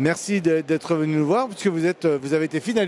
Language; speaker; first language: French; native; French